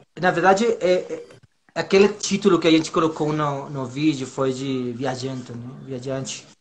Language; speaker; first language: Portuguese; non-native, fluent; Spanish